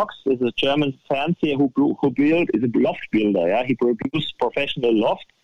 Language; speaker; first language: English; non-native, fluent; German